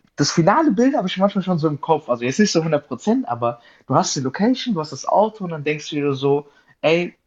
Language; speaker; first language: German; native; German